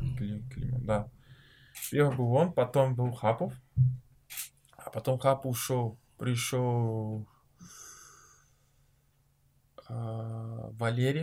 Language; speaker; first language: Russian; non-native, learner; Portuguese